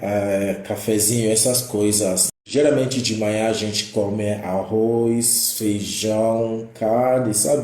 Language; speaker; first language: Portuguese; non-native, fluent; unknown